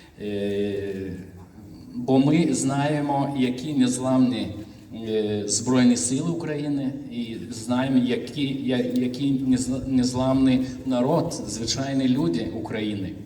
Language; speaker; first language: Ukrainian; non-native, fluent; Lithuanian